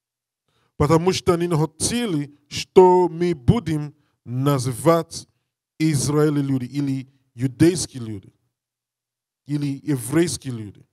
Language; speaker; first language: Russian; non-native, learner; English